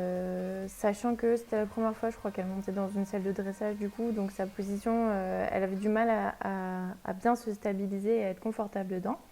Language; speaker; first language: French; native; French